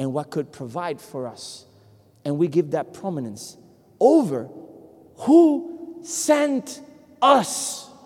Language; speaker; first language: English; non-native, fluent; Spanish